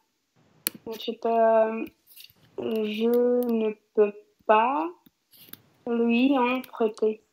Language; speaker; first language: French; non-native, learner; Russian